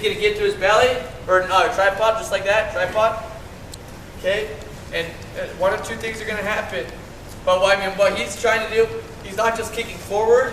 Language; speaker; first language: English; native; English